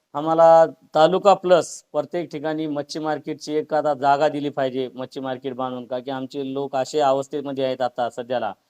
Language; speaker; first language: Marathi; native; Marathi